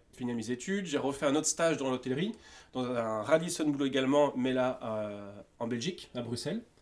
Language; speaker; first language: French; native; French